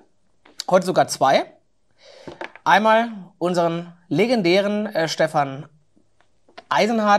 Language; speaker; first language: German; native; German